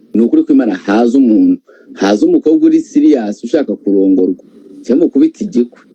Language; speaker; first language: Kinyarwanda; native; Kinyarwanda